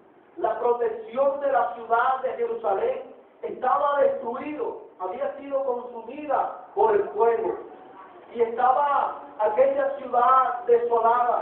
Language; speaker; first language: Spanish; native; Spanish